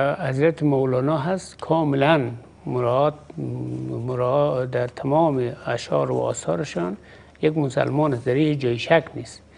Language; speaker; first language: Persian; native; Persian